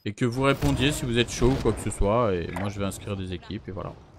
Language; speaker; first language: French; native; French